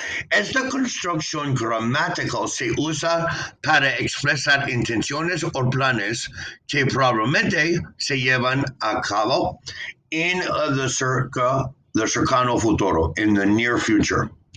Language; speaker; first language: Spanish; non-native, learner; English